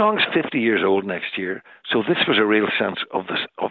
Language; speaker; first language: English; native; English